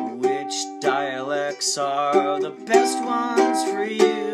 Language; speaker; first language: English; native; English